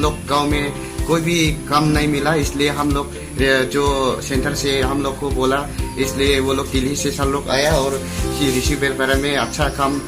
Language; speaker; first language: Hindi; non-native, local second language; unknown